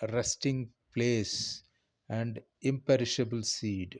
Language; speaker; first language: English; non-native, local second language; Telugu